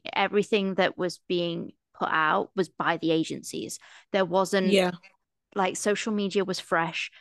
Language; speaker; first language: English; native; English